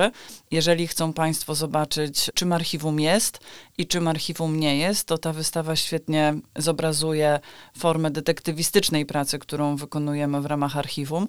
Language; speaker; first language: Polish; native; Polish